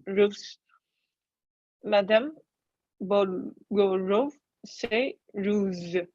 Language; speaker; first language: French; non-native, learner; Chinese